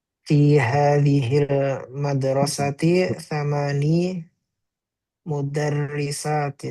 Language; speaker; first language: Arabic; non-native, learner; Indonesian